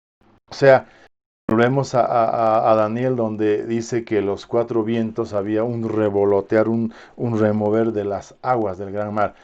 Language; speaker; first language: Spanish; native; Spanish